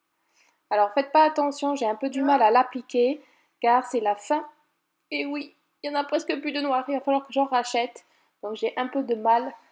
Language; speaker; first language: French; native; French